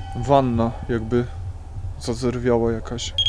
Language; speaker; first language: Polish; native; Polish